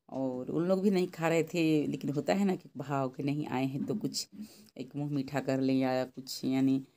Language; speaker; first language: Hindi; native; Hindi